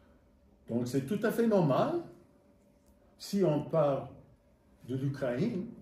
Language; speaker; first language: French; non-native, fluent; English